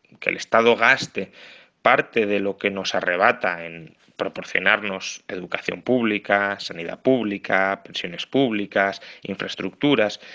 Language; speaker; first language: Spanish; native; Spanish